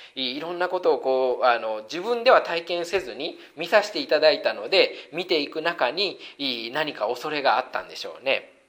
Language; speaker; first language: Japanese; native; Japanese